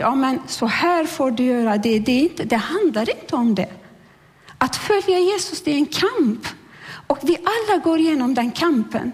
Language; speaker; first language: Swedish; non-native, fluent; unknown